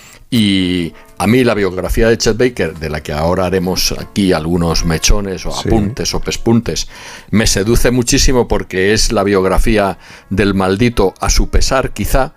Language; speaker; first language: Spanish; native; Spanish